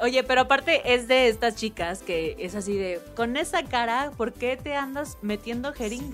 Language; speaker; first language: Spanish; native; Spanish